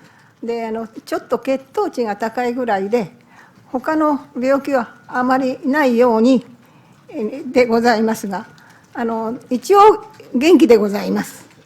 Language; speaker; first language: Japanese; native; Japanese